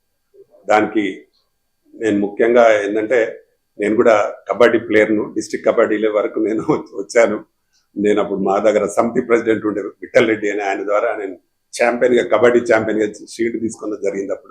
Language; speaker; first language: Telugu; native; Telugu